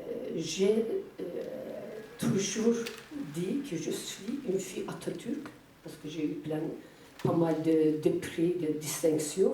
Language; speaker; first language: French; non-native, fluent; Turkish